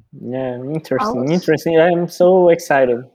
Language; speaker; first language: English; non-native, fluent; Portuguese